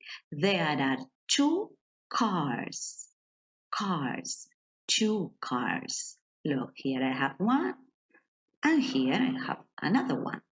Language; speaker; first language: English; non-native, fluent; Spanish